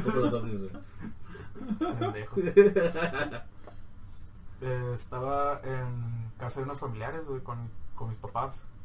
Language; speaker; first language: Spanish; native; Spanish